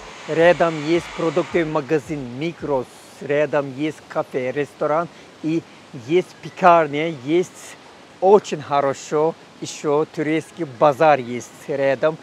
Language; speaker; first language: Russian; non-native, fluent; Turkish